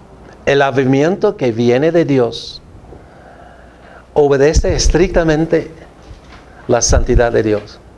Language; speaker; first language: Spanish; non-native, fluent; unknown